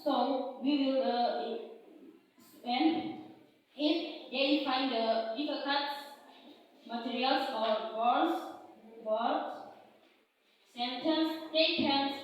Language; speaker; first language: English; non-native, learner; Indonesian